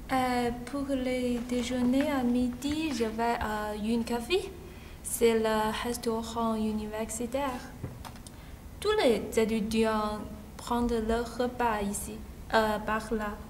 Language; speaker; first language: French; non-native, learner; Chinese